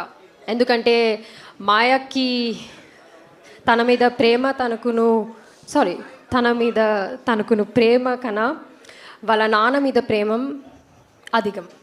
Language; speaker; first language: Telugu; non-native, learner; Malayalam